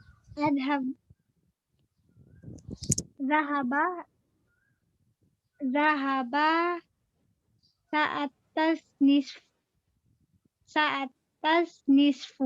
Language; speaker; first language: Arabic; non-native, learner; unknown